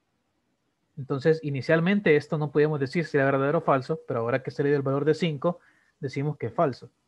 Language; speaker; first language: Spanish; native; Spanish